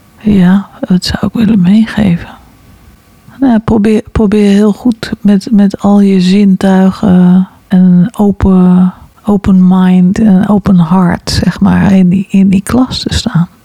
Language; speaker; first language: Dutch; native; Dutch